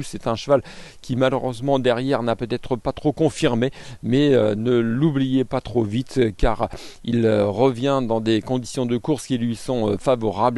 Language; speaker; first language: French; native; French